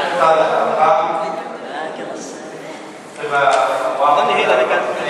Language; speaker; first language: Arabic; native; Arabic